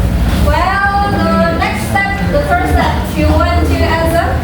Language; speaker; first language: English; non-native, learner; Indonesian